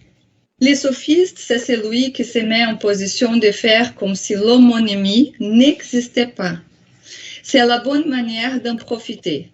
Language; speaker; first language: French; non-native, fluent; Portuguese